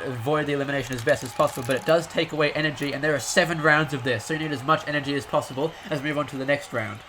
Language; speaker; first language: English; native; English